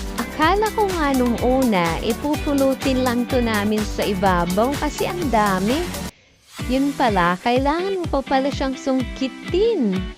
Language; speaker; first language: Filipino; non-native, local second language; Waray